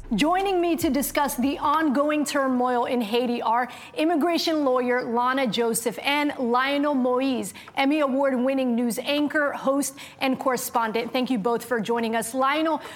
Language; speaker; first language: English; non-native, fluent; Somali